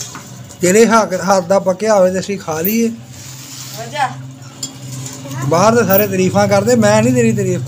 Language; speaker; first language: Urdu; non-native, local second language; Punjabi